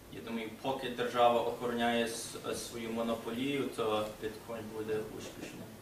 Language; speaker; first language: Ukrainian; early bilingual, other home language; English